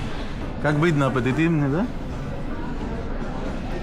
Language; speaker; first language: Russian; non-native, learner; Spanish